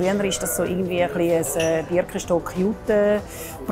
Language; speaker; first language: German; native; German